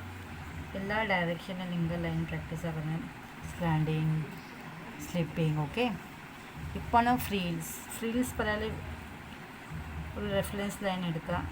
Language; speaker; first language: Malayalam; non-native, fluent; Hindi